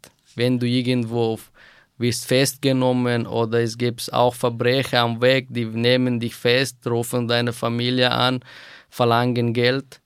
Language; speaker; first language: German; non-native, fluent; Persian